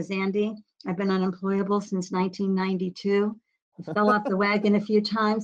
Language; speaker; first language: English; native; English